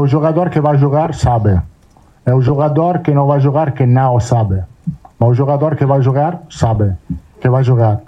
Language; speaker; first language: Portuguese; non-native, learner; Italian